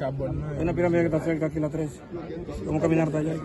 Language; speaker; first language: Spanish; native; Spanish